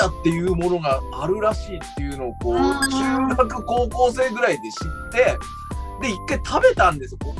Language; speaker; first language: Japanese; native; Japanese